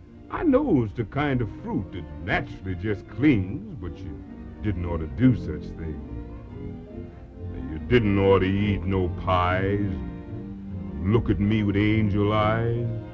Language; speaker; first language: English; native; English